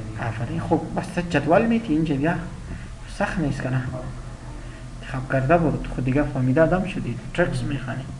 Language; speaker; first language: Persian; non-native, local second language; Pashto